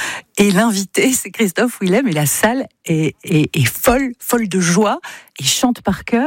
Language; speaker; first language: French; native; French